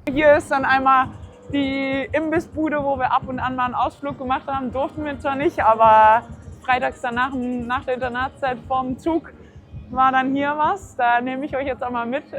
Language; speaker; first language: German; early bilingual, heritage; German